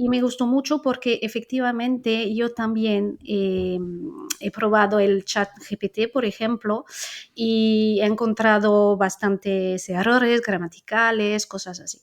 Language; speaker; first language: Spanish; non-native, fluent; French